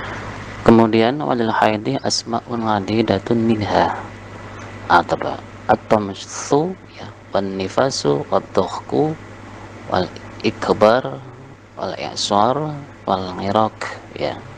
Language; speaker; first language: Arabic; non-native, fluent; Indonesian